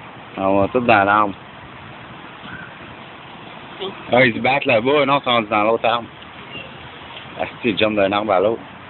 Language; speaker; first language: French; native; French